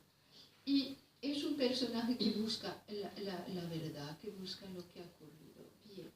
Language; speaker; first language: Spanish; non-native, fluent; French